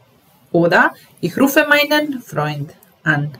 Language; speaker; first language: German; non-native, fluent; Serbian